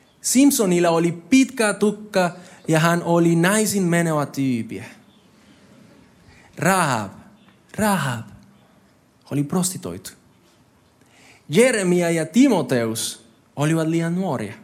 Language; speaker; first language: Finnish; non-native, fluent; Spanish